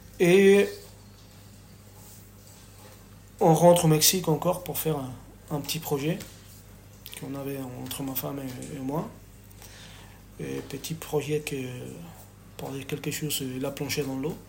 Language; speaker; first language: French; non-native, fluent; Spanish